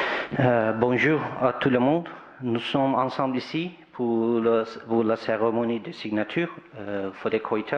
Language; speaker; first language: French; non-native, fluent; Turkish